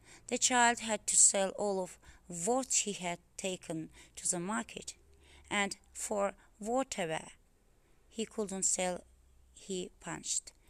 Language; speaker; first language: English; non-native, fluent; Azerbaijani